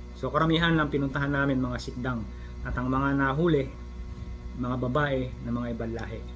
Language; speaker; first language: Filipino; native; Filipino